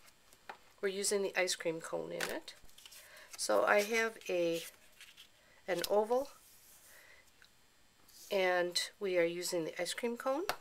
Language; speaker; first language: English; native; English